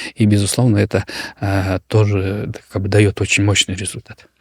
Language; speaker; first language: Russian; non-native, local second language; Kyrgyz